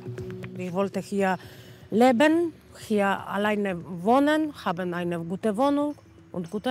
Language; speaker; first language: German; non-native, learner; Polish